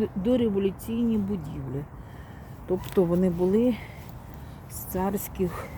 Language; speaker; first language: Ukrainian; non-native, local second language; Russian